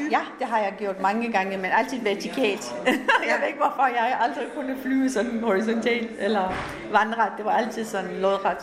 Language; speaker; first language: Danish; non-native, fluent; Persian